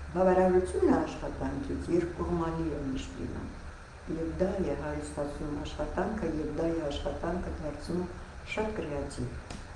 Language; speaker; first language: Armenian; non-native, local second language; Russian